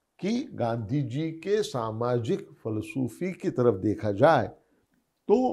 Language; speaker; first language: Hindi; non-native, local second language; Marathi